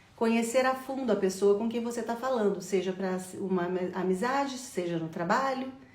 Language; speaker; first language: Portuguese; native; Portuguese